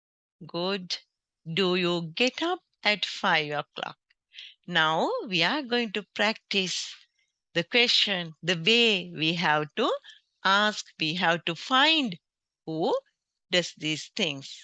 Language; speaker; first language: English; non-native, local second language; Sinhala